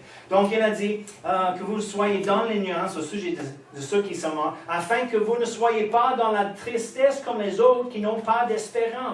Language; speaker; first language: French; non-native, fluent; English